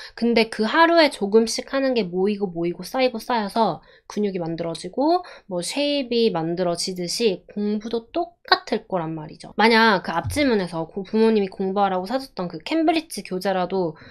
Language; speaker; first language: Korean; native; Korean